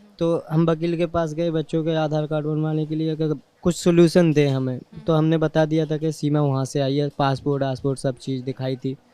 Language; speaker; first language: Hindi; native; Hindi